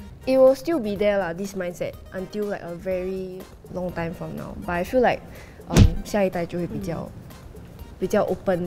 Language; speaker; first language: English; non-native, local second language; Chinese